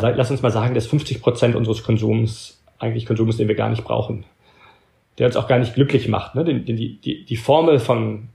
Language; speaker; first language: German; early bilingual, heritage; German